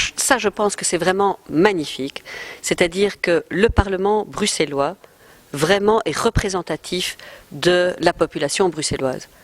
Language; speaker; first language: French; native; French